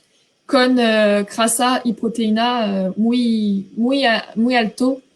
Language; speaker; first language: Spanish; non-native, fluent; French